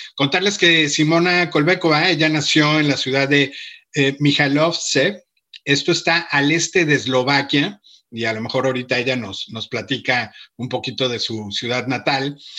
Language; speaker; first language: Spanish; native; Spanish